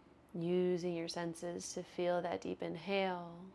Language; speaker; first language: English; native; English